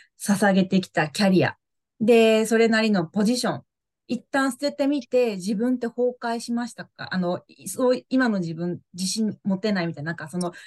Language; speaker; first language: Japanese; native; Japanese